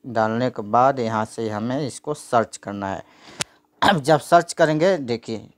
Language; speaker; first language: Hindi; native; Hindi